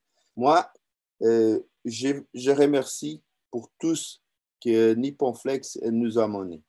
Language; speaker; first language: French; non-native, learner; Portuguese